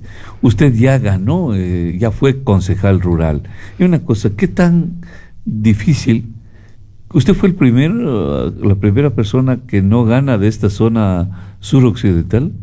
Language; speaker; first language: Spanish; native; Spanish